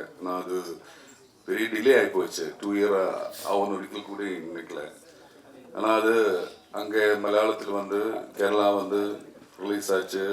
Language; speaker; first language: Tamil; non-native, learner; Malayalam